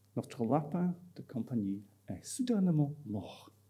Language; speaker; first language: French; non-native, fluent; English